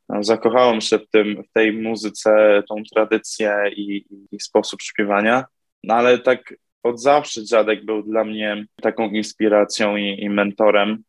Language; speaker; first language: Polish; early bilingual, heritage; Polish